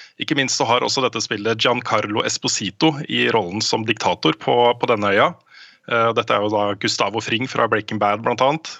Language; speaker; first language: Norwegian; native; Norwegian